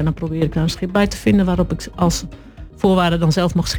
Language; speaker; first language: Dutch; native; Dutch